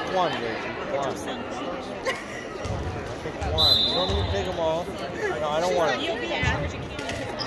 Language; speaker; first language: English; native; English